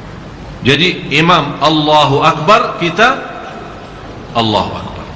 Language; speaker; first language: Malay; non-native, fluent; Arabic